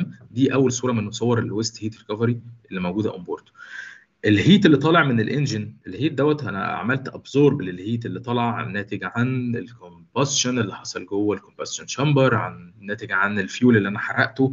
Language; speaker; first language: Arabic; native; Arabic